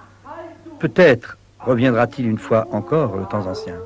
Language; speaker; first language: French; native; French